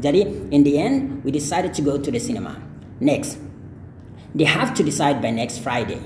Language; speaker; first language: English; non-native, fluent; Indonesian